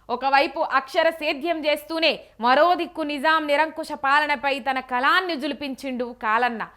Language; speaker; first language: Telugu; native; Telugu